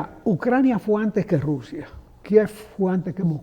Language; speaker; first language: Spanish; native; Spanish